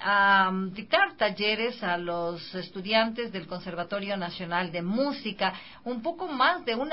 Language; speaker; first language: Spanish; native; Spanish